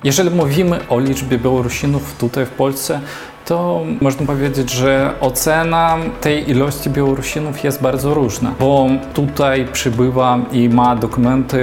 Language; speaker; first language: Polish; non-native, fluent; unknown